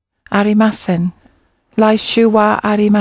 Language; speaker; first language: Japanese; non-native, learner; English